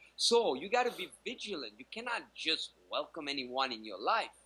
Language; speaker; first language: English; native; English